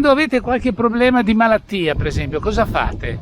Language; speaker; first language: Italian; native; Italian